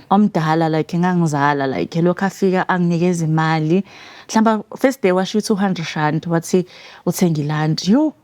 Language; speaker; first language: Zulu; native; Zulu